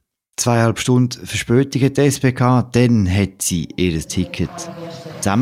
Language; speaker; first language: German; native; German